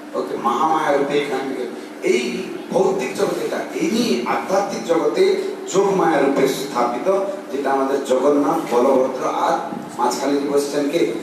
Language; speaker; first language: Bangla; non-native, local second language; Hindi